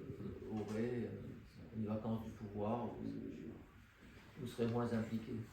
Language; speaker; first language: French; native; French